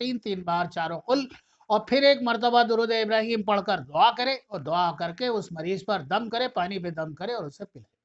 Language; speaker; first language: Urdu; native; Urdu